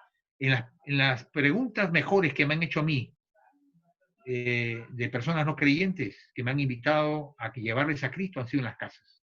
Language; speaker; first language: Spanish; native; Spanish